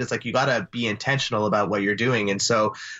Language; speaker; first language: English; native; English